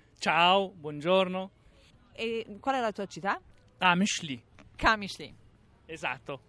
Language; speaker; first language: Italian; native; Italian